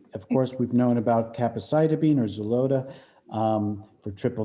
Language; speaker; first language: English; native; English